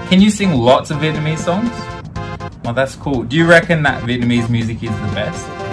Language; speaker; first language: English; native; English